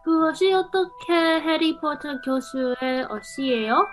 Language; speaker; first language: Korean; non-native, learner; English